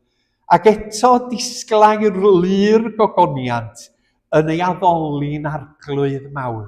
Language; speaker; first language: Welsh; native; Welsh